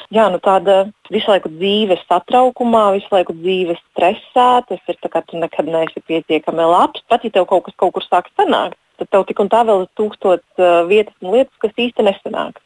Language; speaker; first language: Latvian; native; Latvian